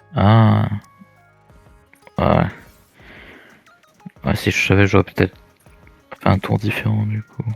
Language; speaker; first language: French; native; French